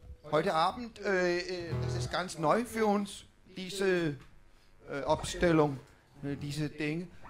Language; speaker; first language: German; non-native, learner; Danish